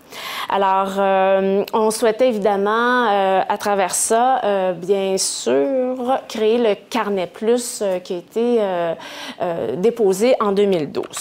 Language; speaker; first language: French; native; French